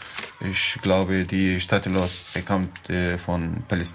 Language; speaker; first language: German; non-native, learner; Arabic